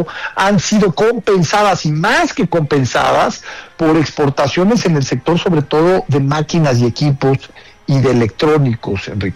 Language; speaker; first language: Spanish; native; Spanish